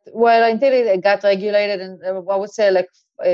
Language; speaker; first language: English; non-native, fluent; Hebrew